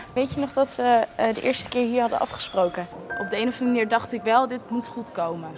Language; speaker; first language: Dutch; native; Dutch